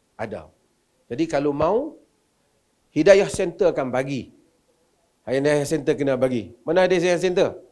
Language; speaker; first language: Malay; native; Malay